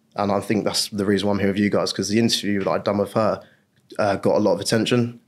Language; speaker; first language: English; native; English